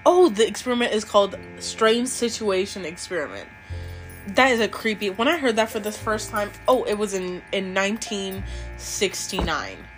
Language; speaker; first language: English; non-native, local second language; Spanish